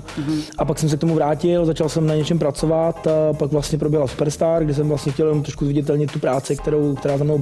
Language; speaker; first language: Czech; native; Czech